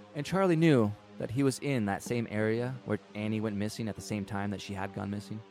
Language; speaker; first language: English; native; English